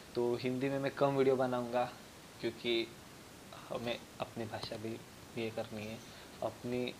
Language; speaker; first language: Hindi; non-native, local second language; Marathi